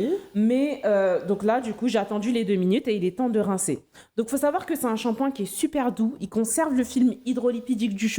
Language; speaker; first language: French; non-native, local second language; Haitian Creole